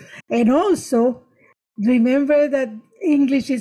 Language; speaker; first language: English; non-native, fluent; Spanish